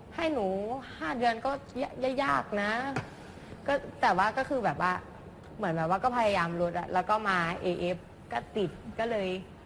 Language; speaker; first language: Thai; native; Thai